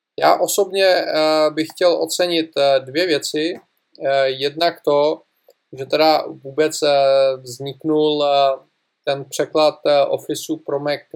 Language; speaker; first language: Czech; native; Czech